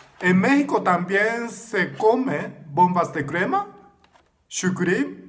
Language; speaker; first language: Spanish; non-native, learner; Japanese